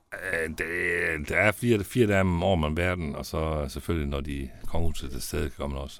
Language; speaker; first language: Danish; native; Danish